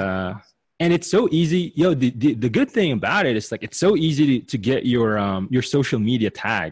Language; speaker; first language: English; non-native, local second language; Filipino